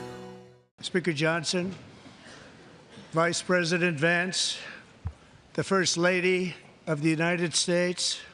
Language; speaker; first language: English; native; English